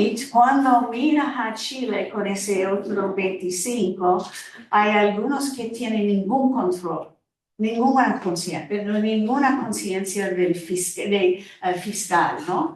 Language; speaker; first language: Spanish; non-native, fluent; English